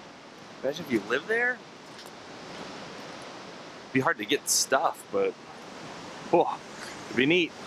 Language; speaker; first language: English; native; English